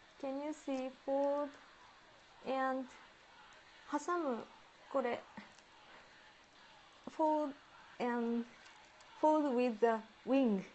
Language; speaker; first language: English; non-native, learner; Japanese